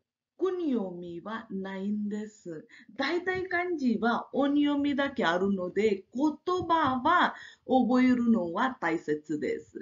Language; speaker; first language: Japanese; non-native, fluent; Marathi